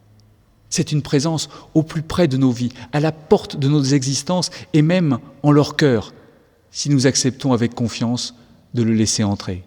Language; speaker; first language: French; native; French